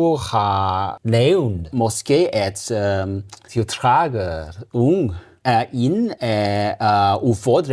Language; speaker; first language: Danish; non-native, learner; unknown